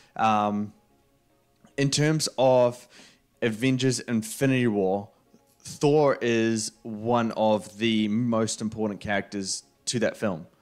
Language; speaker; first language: English; native; English